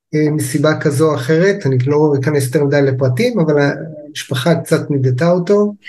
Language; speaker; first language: Hebrew; native; Hebrew